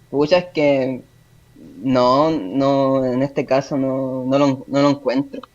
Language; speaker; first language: Spanish; native; Spanish